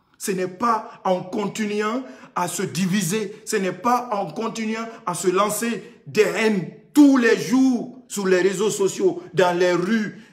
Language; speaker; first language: French; non-native, local second language; Susu